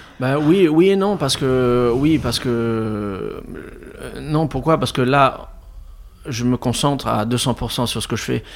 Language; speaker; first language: French; native; French